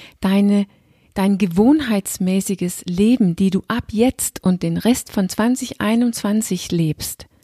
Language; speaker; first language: German; non-native, fluent; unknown